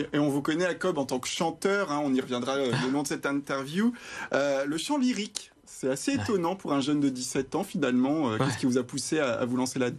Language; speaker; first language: French; native; French